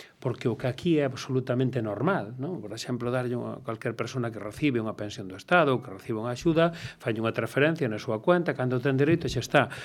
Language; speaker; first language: Galician; non-native, local second language; Spanish